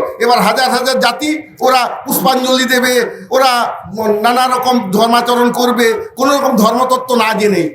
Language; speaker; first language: Bangla; non-native, local second language; Santali